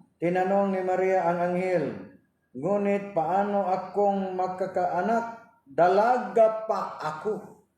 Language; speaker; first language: Filipino; non-native, local second language; Cebuano